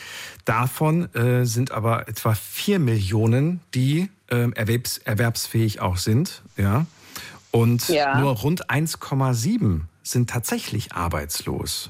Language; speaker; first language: German; native; German